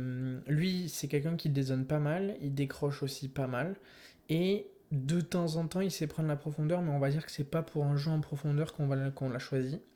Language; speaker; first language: French; native; French